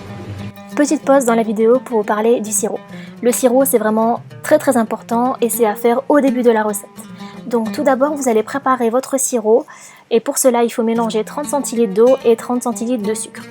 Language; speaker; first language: French; native; French